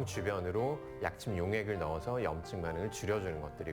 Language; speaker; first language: Korean; native; Korean